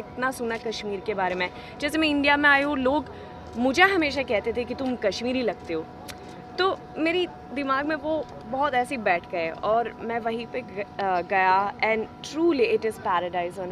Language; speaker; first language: Hindi; non-native, fluent; Swedish